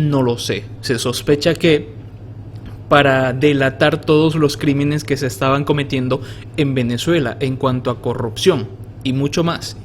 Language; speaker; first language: Spanish; native; Spanish